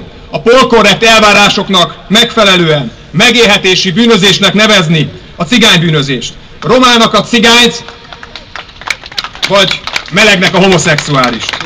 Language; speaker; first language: Hungarian; native; Hungarian